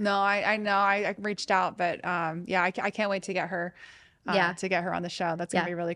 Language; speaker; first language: English; native; English